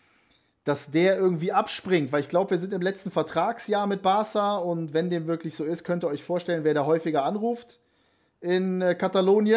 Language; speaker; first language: German; native; German